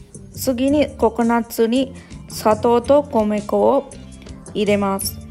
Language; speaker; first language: Japanese; non-native, learner; Sinhala